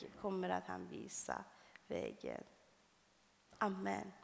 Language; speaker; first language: Swedish; non-native, fluent; Persian